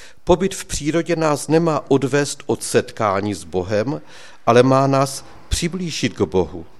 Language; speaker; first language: Czech; native; Czech